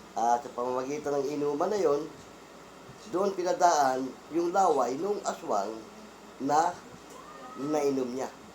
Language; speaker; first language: Filipino; non-native, local second language; Cebuano